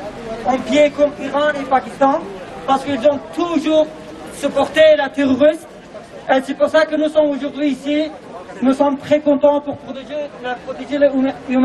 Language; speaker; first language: French; non-native, learner; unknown